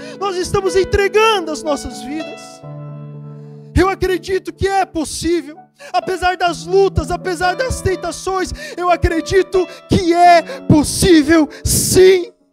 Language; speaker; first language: Portuguese; native; Portuguese